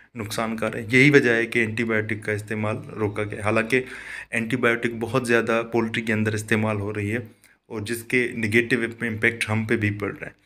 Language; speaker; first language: Urdu; non-native, local second language; Sindhi